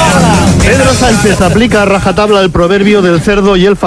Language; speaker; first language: Spanish; native; Spanish